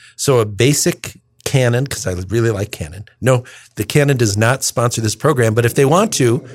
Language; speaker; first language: English; native; English